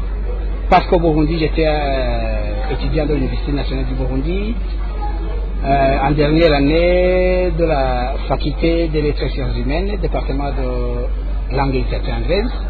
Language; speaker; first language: French; non-native, local second language; Rundi